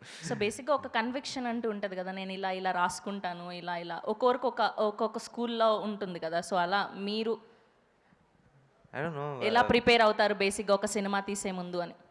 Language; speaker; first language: Telugu; native; Telugu